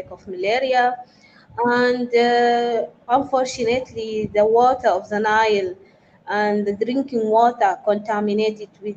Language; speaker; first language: English; non-native, fluent; Arabic